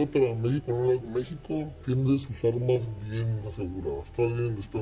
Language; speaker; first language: Spanish; native; Spanish